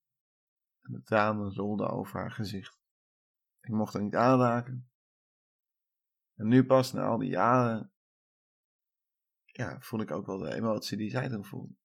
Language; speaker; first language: Dutch; native; Dutch